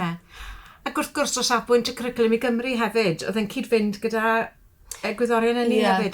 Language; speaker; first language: Welsh; native; Welsh